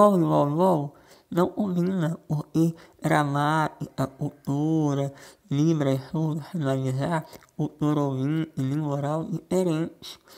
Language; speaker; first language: Portuguese; non-native, local second language; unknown